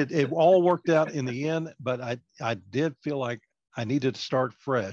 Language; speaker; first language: English; native; English